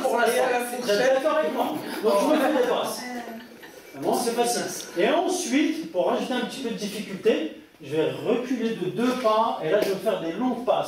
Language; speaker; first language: French; native; French